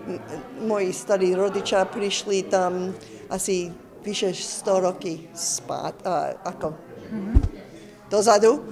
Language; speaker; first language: Slovak; early bilingual, heritage; English